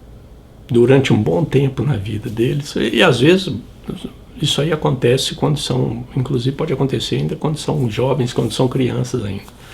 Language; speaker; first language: Portuguese; native; Portuguese